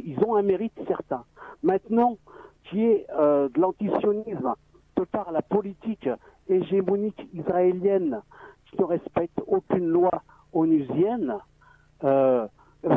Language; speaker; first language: French; native; French